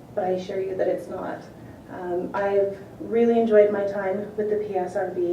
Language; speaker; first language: English; native; English